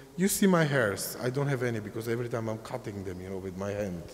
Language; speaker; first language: English; non-native, fluent; Czech